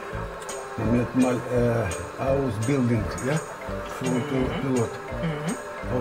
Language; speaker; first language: German; non-native, learner; Russian